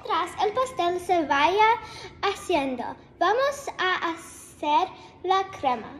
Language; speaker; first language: Spanish; non-native, learner; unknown